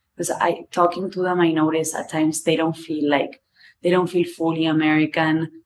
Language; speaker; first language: English; non-native, fluent; Spanish